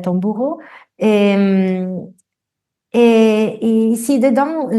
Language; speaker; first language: French; non-native, fluent; Italian